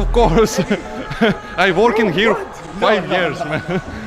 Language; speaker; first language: English; non-native, learner; Russian